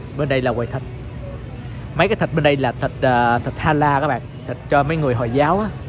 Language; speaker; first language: Vietnamese; native; Vietnamese